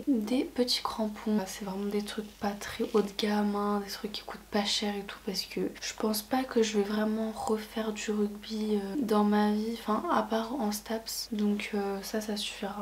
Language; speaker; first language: French; native; French